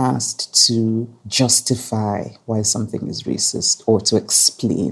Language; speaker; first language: English; non-native, local second language; Igbo